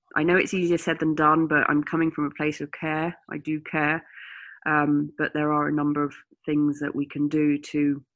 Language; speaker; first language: English; native; English